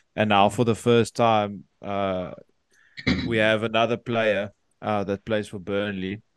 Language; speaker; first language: English; non-native, local second language; Afrikaans